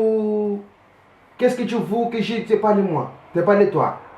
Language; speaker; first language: French; non-native, learner; Kabuverdianu